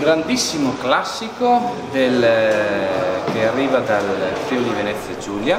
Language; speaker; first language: Italian; native; Italian